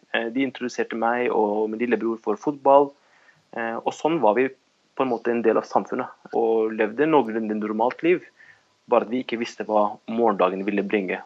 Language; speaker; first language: Norwegian; early bilingual, other home language; Kurdish